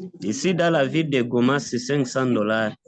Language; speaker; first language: French; non-native, local second language; Swahili